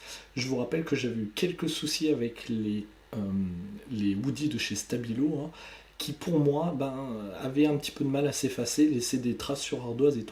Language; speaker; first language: French; native; French